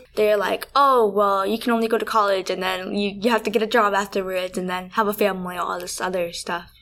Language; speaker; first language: English; early bilingual, other home language; Vietnamese